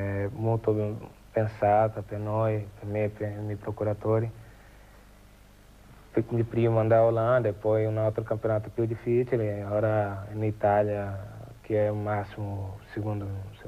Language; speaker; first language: Italian; non-native, learner; Portuguese